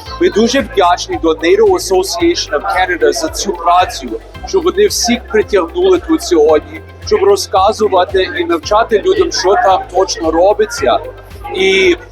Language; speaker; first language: Ukrainian; early bilingual, heritage; Ukrainian